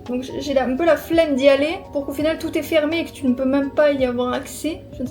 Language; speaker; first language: French; native; French